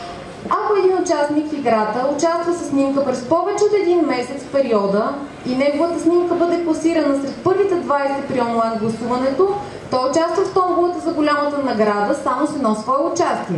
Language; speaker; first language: Bulgarian; native; Bulgarian